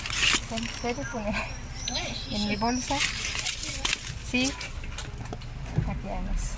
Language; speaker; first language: Spanish; non-native, learner; Filipino